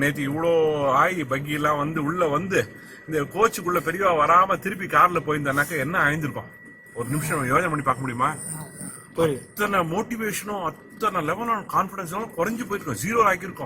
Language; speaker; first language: Tamil; native; Tamil